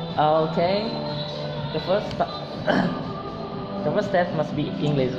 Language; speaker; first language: English; non-native, fluent; Indonesian